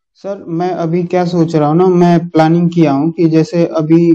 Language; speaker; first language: Hindi; native; Hindi